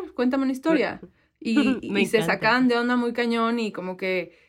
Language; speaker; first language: Spanish; native; Spanish